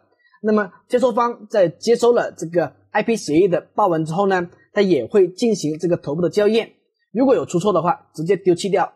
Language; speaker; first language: Chinese; native; Chinese